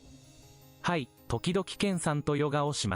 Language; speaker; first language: Japanese; non-native, learner; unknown